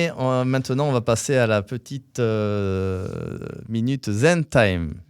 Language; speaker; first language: French; native; French